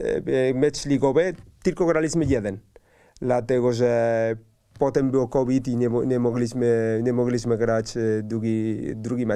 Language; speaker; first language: Polish; non-native, learner; Spanish